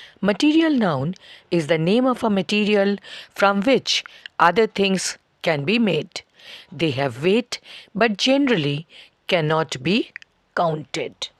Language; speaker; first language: English; non-native, local second language; Bangla